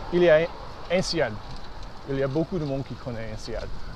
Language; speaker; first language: French; early bilingual, heritage; English